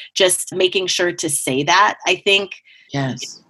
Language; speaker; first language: English; native; English